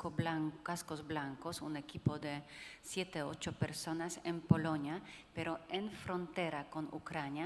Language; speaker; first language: Spanish; non-native, fluent; Polish